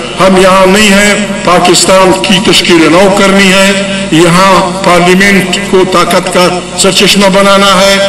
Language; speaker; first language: Urdu; non-native, local second language; Pashto